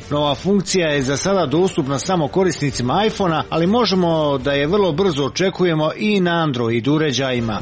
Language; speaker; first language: Croatian; native; Croatian